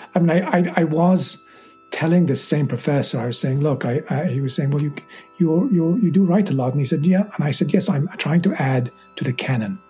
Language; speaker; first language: English; native; English